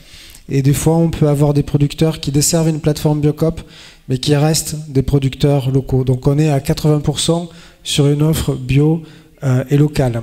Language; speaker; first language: French; native; French